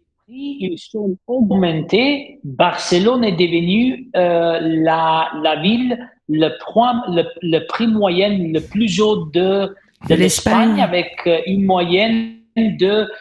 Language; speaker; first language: French; non-native, fluent; Italian